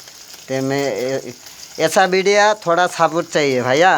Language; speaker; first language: Hindi; non-native, learner; Bangla